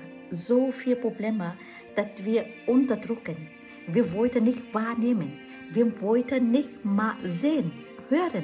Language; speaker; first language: German; non-native, fluent; Vietnamese